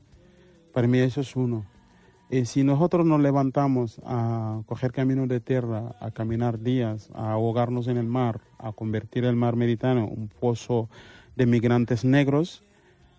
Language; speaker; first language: Spanish; non-native, fluent; Wolof